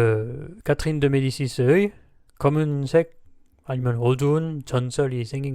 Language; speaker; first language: Korean; non-native, learner; French